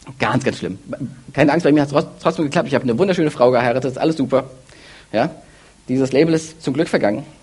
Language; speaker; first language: German; early bilingual, other home language; Russian